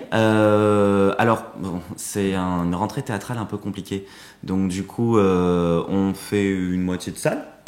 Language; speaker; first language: French; native; French